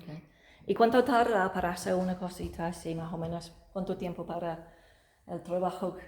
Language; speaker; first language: Spanish; non-native, learner; English